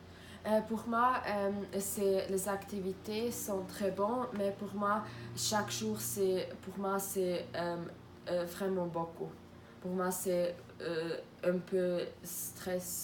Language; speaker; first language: French; non-native, learner; Croatian